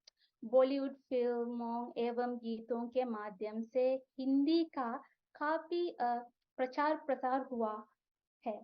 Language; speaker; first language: Hindi; non-native, fluent; Sinhala